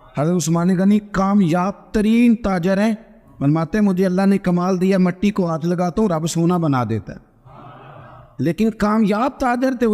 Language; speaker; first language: Urdu; non-native, local second language; Punjabi